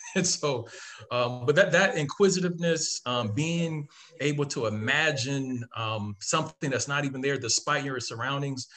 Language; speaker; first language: English; native; English